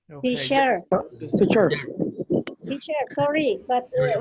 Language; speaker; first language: English; non-native, learner; Spanish